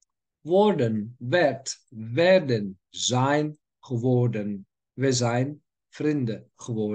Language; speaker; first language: Dutch; non-native, learner; Turkish